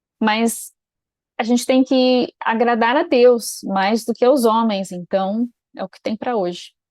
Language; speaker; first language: Portuguese; native; Portuguese